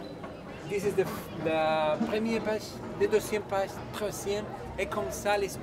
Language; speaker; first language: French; non-native, learner; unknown